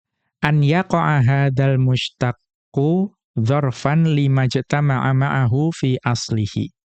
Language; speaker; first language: Arabic; non-native, fluent; Indonesian